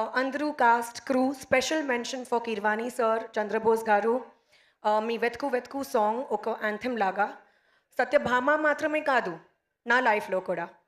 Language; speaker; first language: Telugu; non-native, learner; Hindi